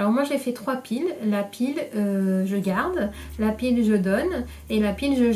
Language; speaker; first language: French; native; French